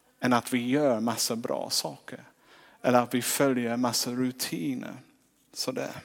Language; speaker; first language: Swedish; non-native, fluent; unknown